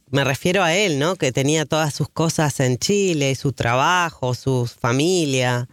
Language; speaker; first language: Spanish; native; Spanish